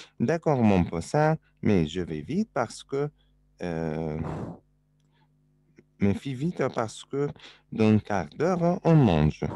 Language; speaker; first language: French; non-native, learner; Arabic